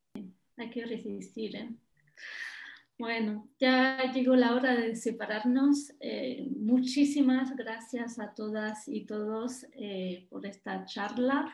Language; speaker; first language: Spanish; non-native, fluent; French